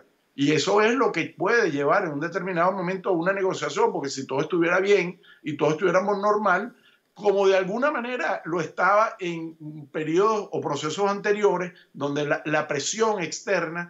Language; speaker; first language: Spanish; native; Spanish